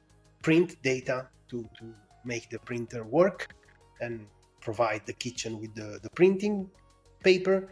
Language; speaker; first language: English; non-native, fluent; Italian